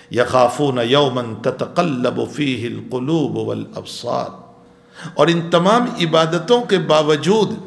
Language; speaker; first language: Urdu; non-native, local second language; Gujarati